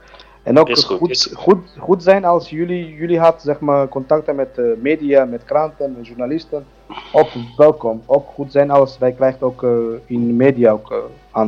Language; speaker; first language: Dutch; non-native, learner; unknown